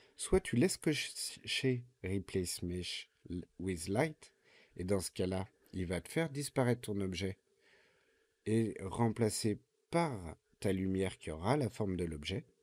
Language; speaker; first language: French; native; French